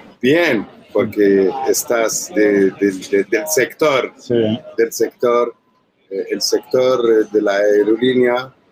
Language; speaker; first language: Spanish; non-native, learner; Arabic